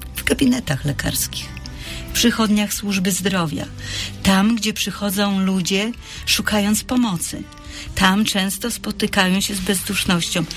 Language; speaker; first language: Polish; native; Polish